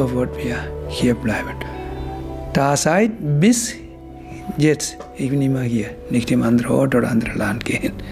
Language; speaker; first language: German; non-native, learner; Tamil